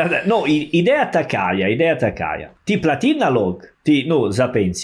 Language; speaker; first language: Russian; non-native, learner; Italian